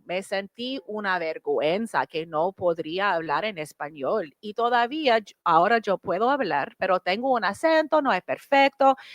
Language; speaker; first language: Spanish; non-native, learner; English